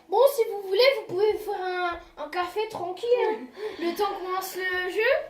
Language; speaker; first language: French; native; French